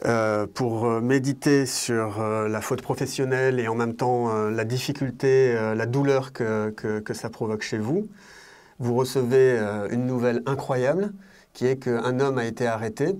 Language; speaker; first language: French; native; French